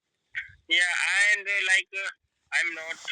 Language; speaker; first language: English; non-native, learner; Hindi